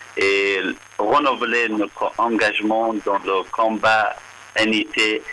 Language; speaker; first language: French; non-native, fluent; Persian